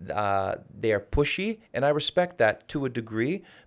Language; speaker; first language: English; native; English